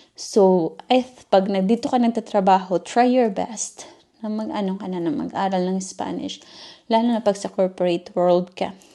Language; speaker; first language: Filipino; native; Filipino